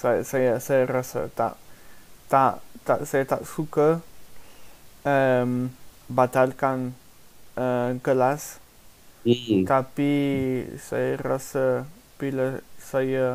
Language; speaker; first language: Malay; non-native, learner; English